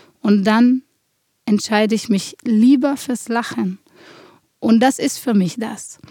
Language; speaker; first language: German; non-native, fluent; Hebrew